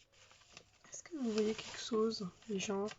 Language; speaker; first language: French; native; French